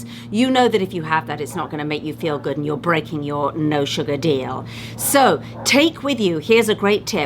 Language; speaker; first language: English; native; English